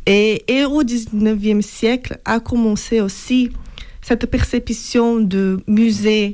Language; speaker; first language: French; non-native, fluent; Portuguese